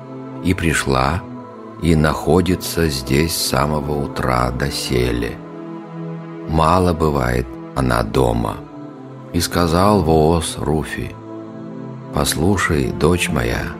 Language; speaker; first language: Russian; native; Russian